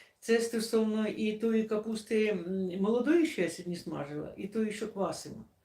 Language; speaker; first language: Ukrainian; non-native, local second language; Russian